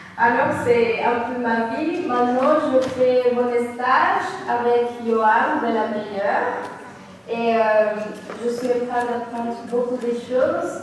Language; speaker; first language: French; non-native, local second language; Spanish